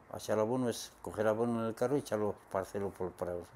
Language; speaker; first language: Spanish; native; Spanish